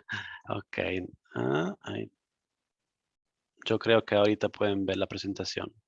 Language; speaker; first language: Spanish; non-native, fluent; Italian